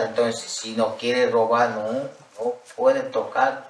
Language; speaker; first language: Spanish; non-native, local second language; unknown